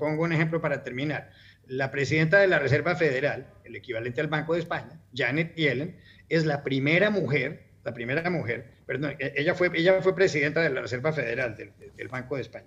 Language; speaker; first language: Spanish; native; Spanish